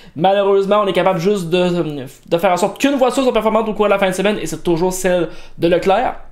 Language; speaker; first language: French; native; French